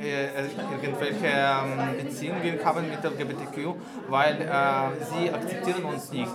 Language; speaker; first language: German; non-native, learner; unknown